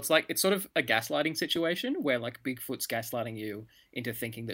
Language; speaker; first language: English; native; English